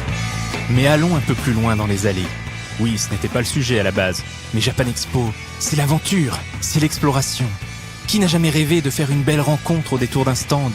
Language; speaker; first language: French; native; French